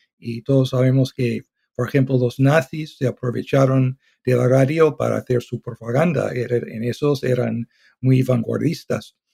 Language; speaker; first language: Spanish; non-native, fluent; English